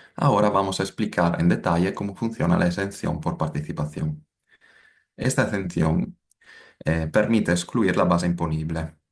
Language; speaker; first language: Spanish; non-native, fluent; Italian